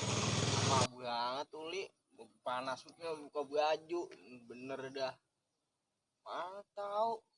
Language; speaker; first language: Indonesian; native; Indonesian